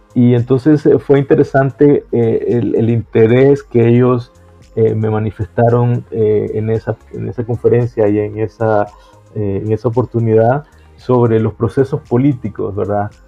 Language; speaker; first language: Spanish; native; Spanish